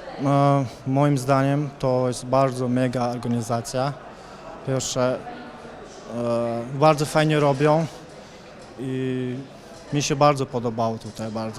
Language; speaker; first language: Polish; non-native, fluent; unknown